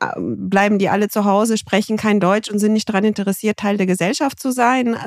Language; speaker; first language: German; early bilingual, other home language; Romanian